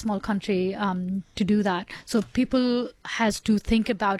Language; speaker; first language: English; non-native, local second language; Nepali